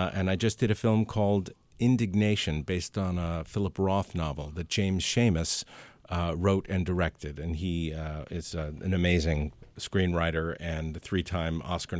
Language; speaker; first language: English; early bilingual, other home language; Spanish